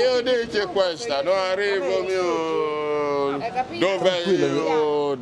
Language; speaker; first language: Italian; non-native, learner; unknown